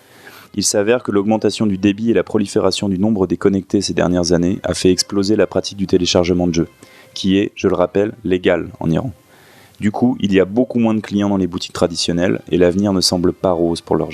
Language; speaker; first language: French; native; French